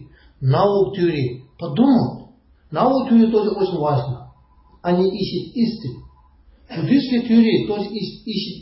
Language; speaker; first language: Russian; non-native, learner; Tibetan